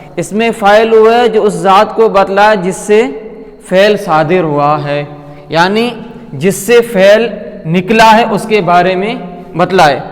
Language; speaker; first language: Urdu; native; Urdu